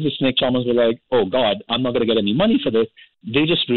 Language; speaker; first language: English; non-native, local second language; Hindi